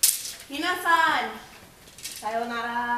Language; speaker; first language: Japanese; non-native, learner; English